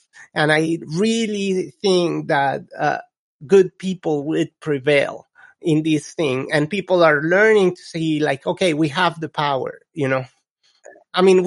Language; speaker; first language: English; non-native, fluent; Spanish